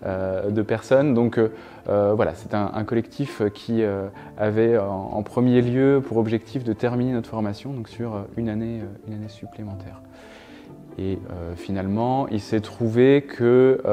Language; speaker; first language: French; native; French